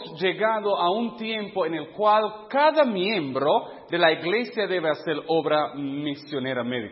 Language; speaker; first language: Spanish; non-native, fluent; English